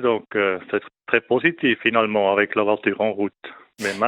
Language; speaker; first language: French; non-native, local second language; German